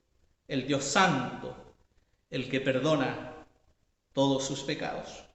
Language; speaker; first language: Spanish; native; Spanish